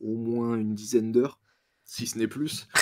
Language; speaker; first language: French; native; French